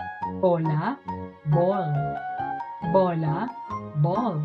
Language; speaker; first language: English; non-native, local second language; Filipino